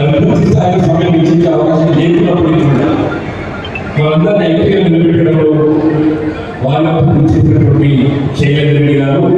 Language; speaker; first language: Telugu; native; Telugu